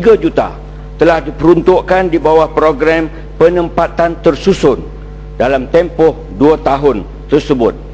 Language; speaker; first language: Malay; native; Malay